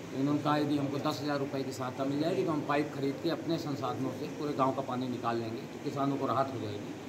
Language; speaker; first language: Hindi; native; Hindi